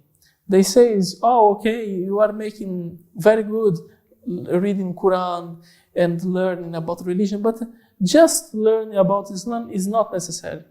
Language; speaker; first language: English; non-native, learner; Portuguese